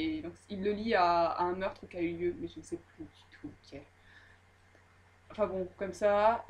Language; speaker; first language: French; native; French